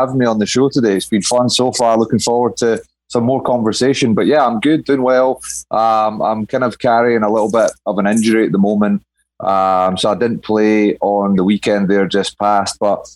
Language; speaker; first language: English; native; English